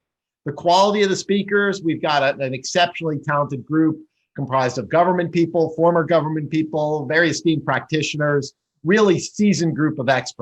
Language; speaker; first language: English; native; English